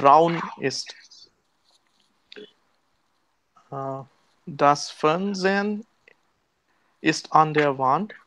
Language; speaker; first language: German; non-native, learner; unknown